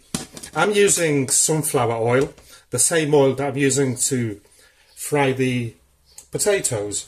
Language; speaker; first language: English; native; English